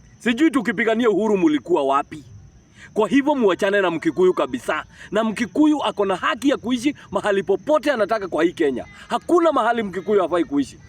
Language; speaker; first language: Swahili; non-native, local second language; Kikuyu